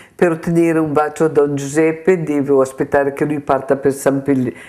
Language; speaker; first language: Italian; native; Italian